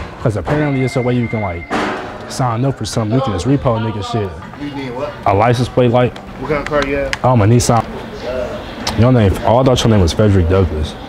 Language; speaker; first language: English; native; English